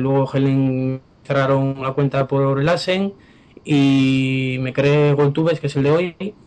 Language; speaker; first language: Spanish; native; Spanish